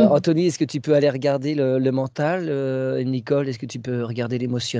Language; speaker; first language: French; native; French